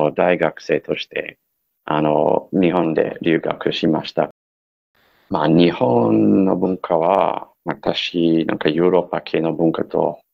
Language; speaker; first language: Japanese; non-native, fluent; English